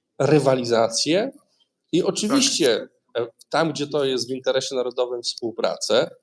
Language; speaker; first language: Polish; native; Polish